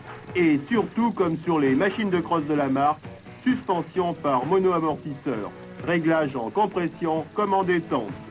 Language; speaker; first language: French; native; French